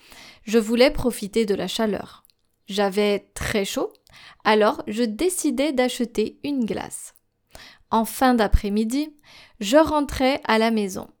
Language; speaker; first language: French; non-native, fluent; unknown